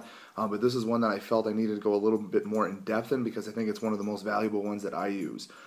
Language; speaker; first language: English; native; English